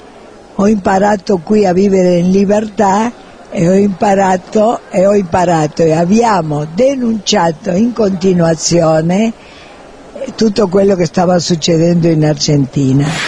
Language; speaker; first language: Italian; non-native, fluent; Spanish